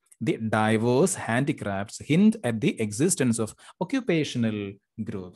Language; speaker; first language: English; non-native, local second language; Malayalam